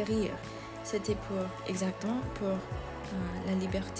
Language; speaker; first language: French; non-native, learner; English